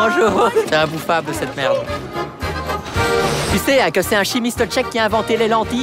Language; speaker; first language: French; native; French